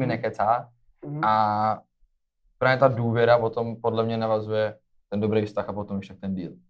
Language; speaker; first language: Czech; native; Czech